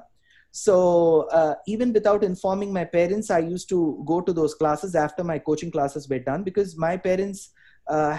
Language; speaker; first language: English; non-native, local second language; Tamil